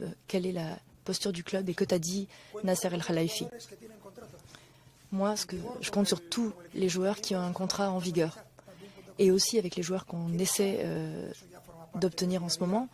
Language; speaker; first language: French; native; French